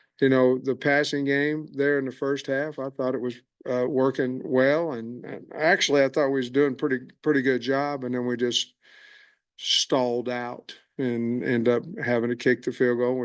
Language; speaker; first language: English; native; English